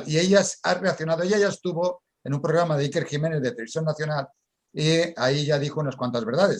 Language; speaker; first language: Spanish; native; Spanish